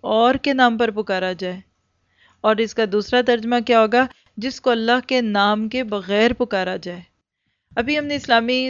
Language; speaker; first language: Urdu; native; Urdu